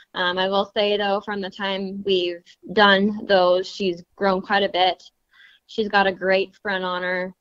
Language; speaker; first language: English; native; English